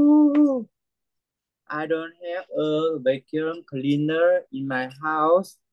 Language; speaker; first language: English; non-native, learner; Vietnamese